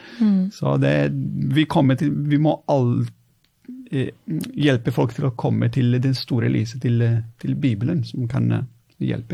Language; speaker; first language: Norwegian; non-native, fluent; Italian